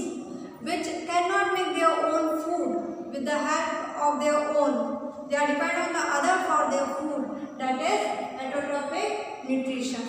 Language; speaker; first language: English; non-native, local second language; Hindi